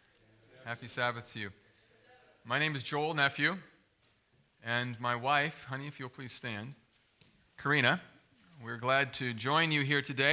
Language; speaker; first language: English; native; English